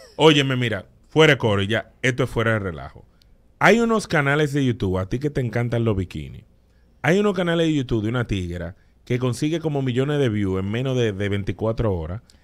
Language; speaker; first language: Spanish; native; Spanish